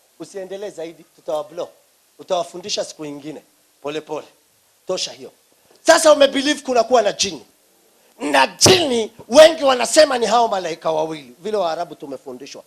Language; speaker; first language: Swahili; non-native, local second language; Somali